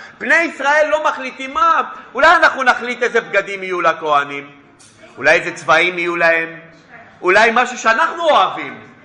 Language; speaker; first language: Hebrew; non-native, fluent; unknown